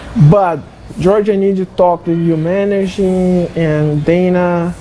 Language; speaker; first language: English; non-native, learner; Portuguese